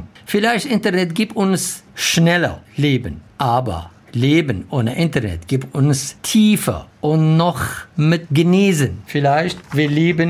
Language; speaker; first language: German; non-native, learner; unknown